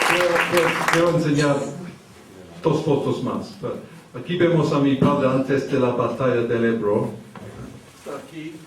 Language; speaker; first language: Spanish; early bilingual, heritage; English